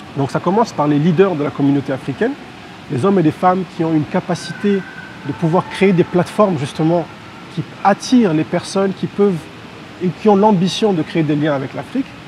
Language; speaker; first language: French; non-native, local second language; Hausa